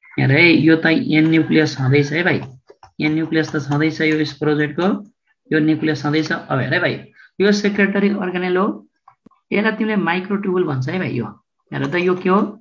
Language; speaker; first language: Nepali; native; Nepali